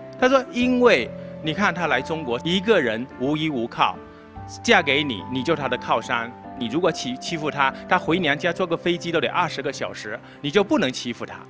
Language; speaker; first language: Chinese; native; Chinese